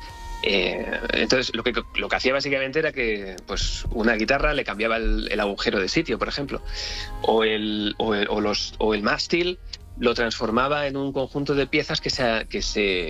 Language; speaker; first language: Spanish; native; Spanish